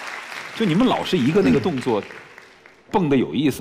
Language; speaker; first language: Chinese; native; Chinese